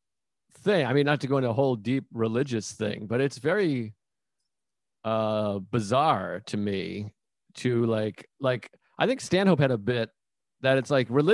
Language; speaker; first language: English; native; English